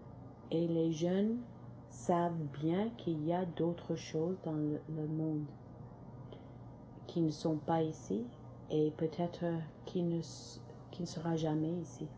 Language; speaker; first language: French; non-native, local second language; English